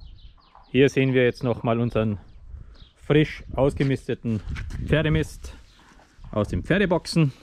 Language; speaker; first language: German; native; German